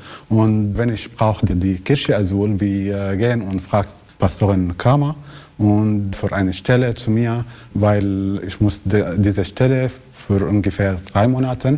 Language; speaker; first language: German; non-native, learner; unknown